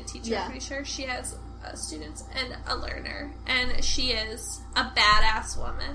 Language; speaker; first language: English; native; English